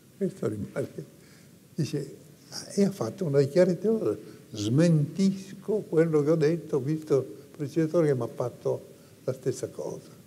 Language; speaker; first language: Italian; native; Italian